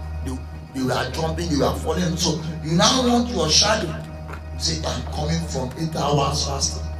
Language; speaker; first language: English; non-native, local second language; Igbo